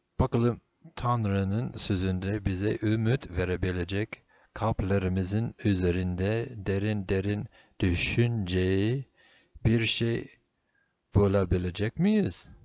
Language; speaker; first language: Turkish; non-native, fluent; English